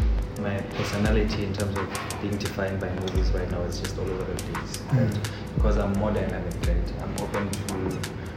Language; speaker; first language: English; non-native, local second language; Tswana